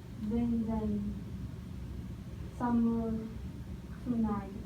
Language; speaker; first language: Japanese; non-native, learner; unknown